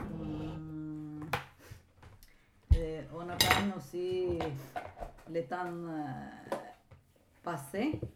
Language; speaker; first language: French; non-native, learner; Spanish